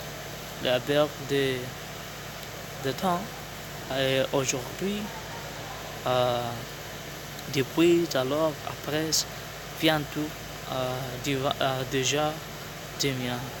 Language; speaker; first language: French; non-native, learner; Spanish